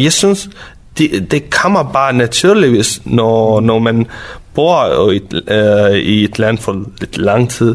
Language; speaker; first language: Danish; non-native, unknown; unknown